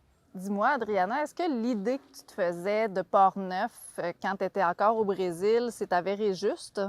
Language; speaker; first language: French; native; French